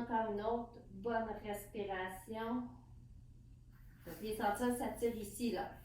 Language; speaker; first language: French; native; French